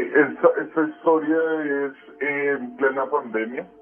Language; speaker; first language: Spanish; native; Spanish